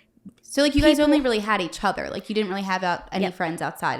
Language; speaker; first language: English; native; English